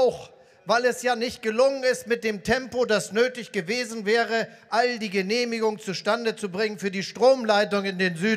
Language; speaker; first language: German; native; German